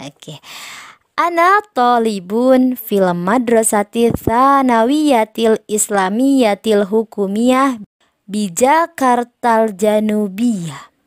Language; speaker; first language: Arabic; non-native, fluent; Indonesian